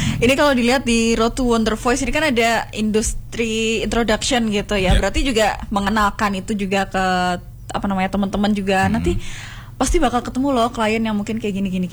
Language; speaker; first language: Indonesian; native; Indonesian